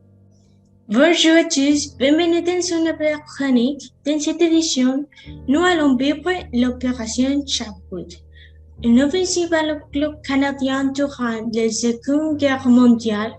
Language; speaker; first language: French; non-native, learner; Spanish